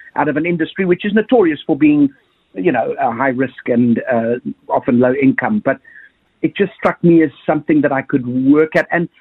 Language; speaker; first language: English; native; English